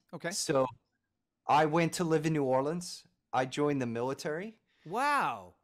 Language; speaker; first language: English; native; English